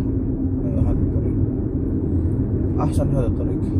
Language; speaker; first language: Arabic; non-native, learner; Indonesian